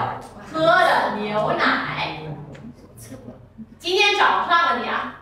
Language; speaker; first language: Chinese; non-native, fluent; Vietnamese